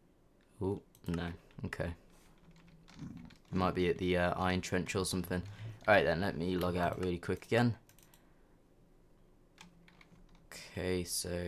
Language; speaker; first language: English; native; English